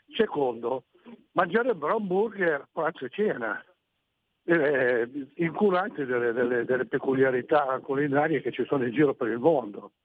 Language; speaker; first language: Italian; native; Italian